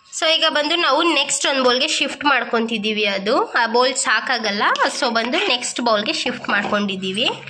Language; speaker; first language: Kannada; non-native, local second language; Urdu